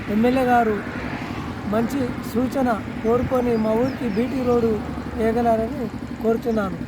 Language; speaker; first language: Telugu; native; Telugu